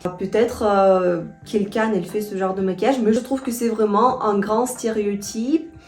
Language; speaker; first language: French; non-native, fluent; Russian